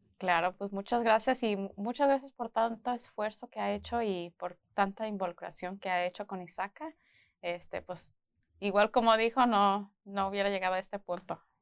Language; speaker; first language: Spanish; early bilingual, heritage; Spanish